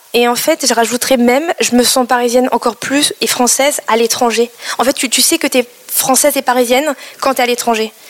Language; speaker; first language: French; native; French